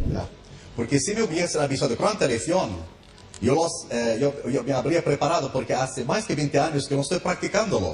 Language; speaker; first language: Spanish; non-native, fluent; Arabic